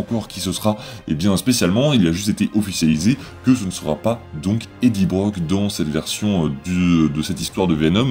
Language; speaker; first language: French; native; French